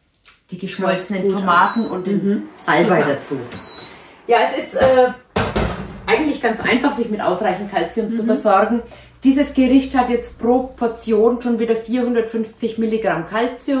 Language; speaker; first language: German; native; German